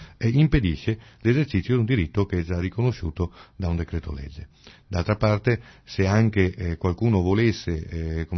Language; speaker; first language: Italian; native; Italian